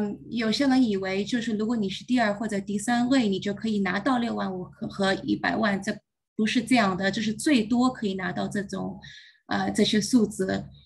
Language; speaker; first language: Chinese; early bilingual, heritage; Chinese